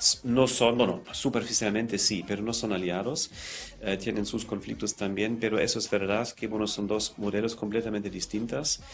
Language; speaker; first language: Spanish; non-native, fluent; German